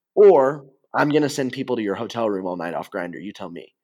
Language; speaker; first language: English; native; English